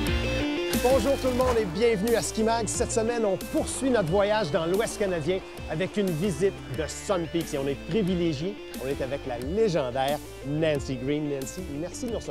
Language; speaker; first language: French; native; French